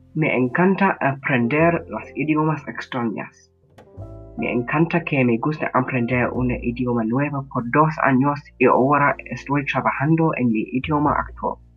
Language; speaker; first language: Spanish; non-native, learner; English